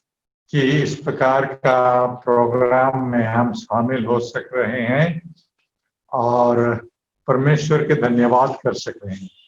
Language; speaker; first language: Hindi; native; Hindi